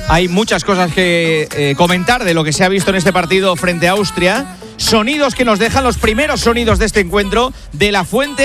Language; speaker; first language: Spanish; native; Spanish